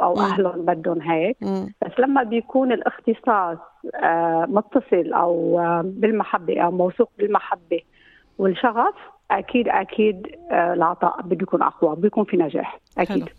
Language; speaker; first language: Arabic; native; Arabic